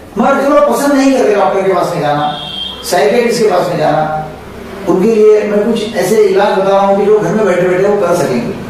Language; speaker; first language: Hindi; non-native, local second language; Marathi